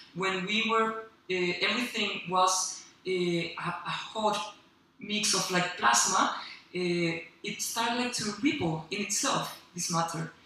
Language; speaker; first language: English; non-native, fluent; Spanish